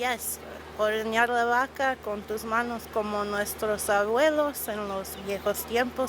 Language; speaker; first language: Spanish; non-native, fluent; English